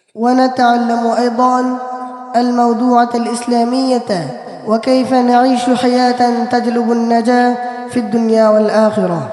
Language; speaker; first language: Arabic; non-native, learner; Bangla